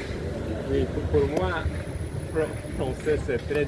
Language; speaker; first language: French; non-native, learner; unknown